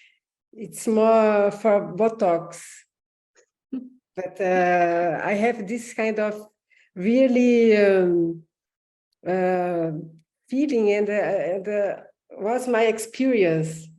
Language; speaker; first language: English; non-native, learner; Portuguese